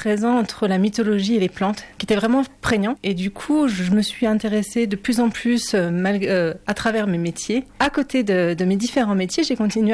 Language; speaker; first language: French; native; French